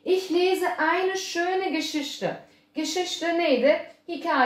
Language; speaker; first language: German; early bilingual, other home language; Turkish